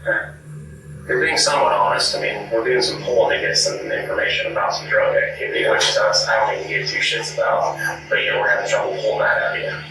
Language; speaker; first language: English; native; English